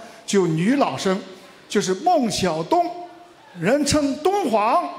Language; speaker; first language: Chinese; native; Chinese